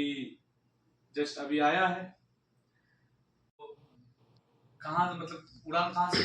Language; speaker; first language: Hindi; native; Hindi